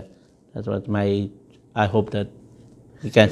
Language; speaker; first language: English; non-native, fluent; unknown